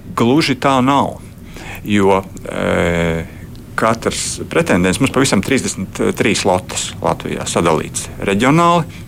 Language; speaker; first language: Latvian; native; Latvian